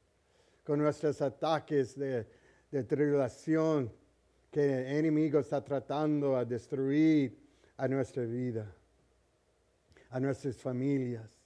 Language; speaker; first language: Spanish; early bilingual, heritage; English